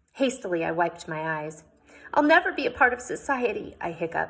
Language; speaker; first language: English; native; English